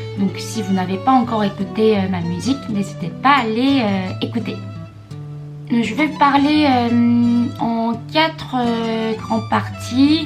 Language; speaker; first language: French; non-native, fluent; Korean